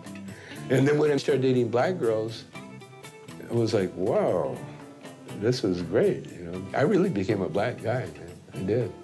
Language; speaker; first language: English; native; English